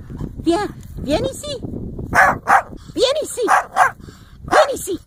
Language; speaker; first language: French; non-native, learner; English